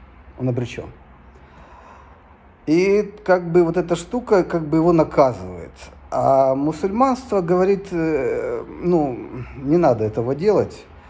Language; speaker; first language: Russian; native; Russian